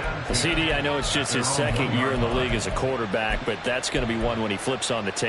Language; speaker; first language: English; native; English